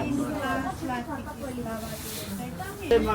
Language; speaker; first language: Russian; non-native, learner; Georgian